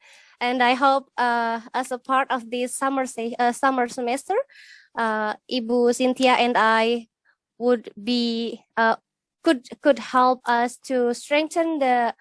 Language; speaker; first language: English; non-native, fluent; Indonesian